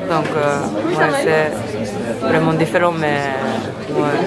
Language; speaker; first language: French; non-native, learner; Japanese